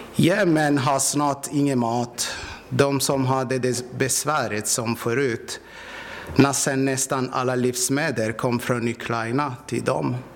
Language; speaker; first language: Swedish; non-native, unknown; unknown